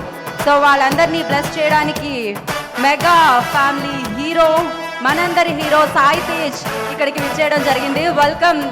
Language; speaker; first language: Telugu; native; Telugu